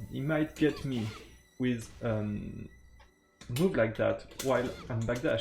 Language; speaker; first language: English; non-native, fluent; French